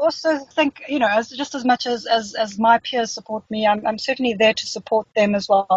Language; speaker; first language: English; native; English